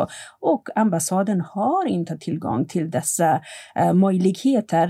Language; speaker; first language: Swedish; non-native, fluent; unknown